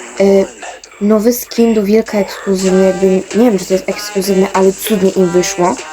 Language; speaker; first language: Polish; native; Polish